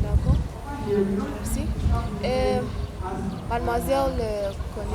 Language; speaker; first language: French; non-native, fluent; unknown